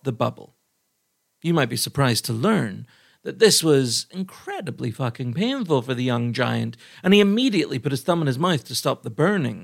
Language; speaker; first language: English; native; English